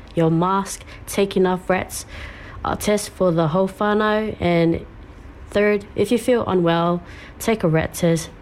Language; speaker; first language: English; early bilingual, other home language; Samoan